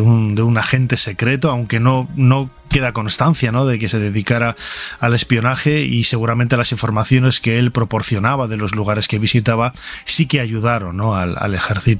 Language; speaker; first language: Spanish; native; Spanish